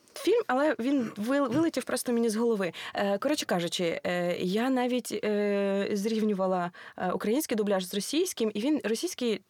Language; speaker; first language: Ukrainian; non-native, local second language; Russian